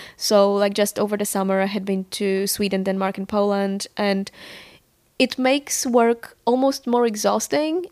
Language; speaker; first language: English; non-native, fluent; Polish